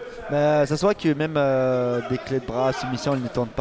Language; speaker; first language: French; native; French